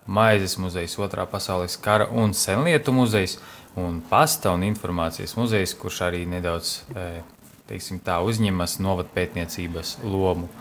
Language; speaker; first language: Latvian; native; Latvian